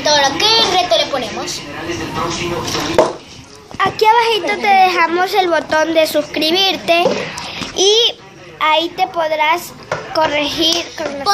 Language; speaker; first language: Spanish; native; Spanish